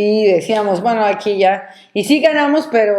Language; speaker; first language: Spanish; native; Spanish